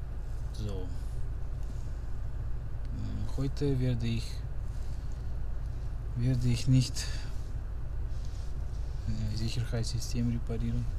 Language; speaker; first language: German; non-native, learner; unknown